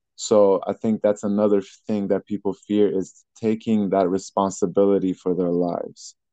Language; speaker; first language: English; early bilingual, other home language; Persian